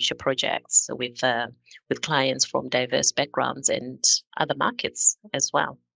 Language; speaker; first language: English; non-native, local second language; Shona